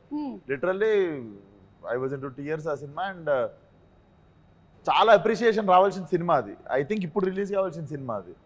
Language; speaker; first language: Telugu; native; Telugu